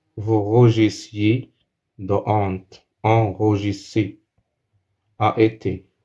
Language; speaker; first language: French; non-native, local second language; Arabic